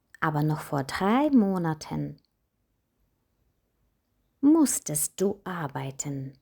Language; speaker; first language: German; non-native, fluent; Ukrainian